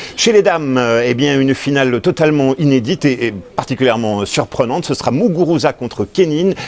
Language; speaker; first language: French; native; French